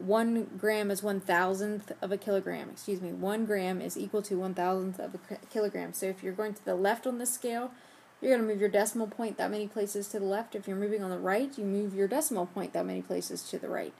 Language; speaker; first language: English; native; English